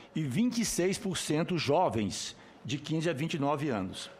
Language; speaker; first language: Portuguese; native; Portuguese